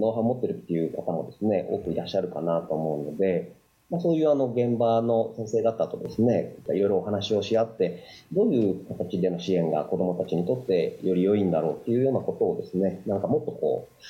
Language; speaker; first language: Japanese; native; Japanese